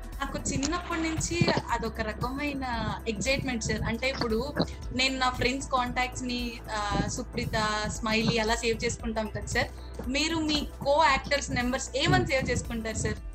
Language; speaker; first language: Telugu; native; Telugu